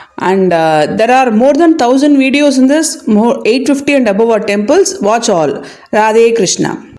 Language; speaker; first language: English; non-native, local second language; Tamil